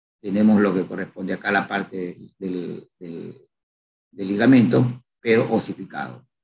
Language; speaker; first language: Spanish; native; Spanish